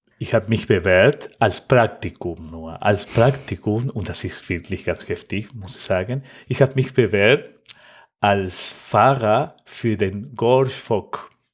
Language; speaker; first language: German; non-native, fluent; Spanish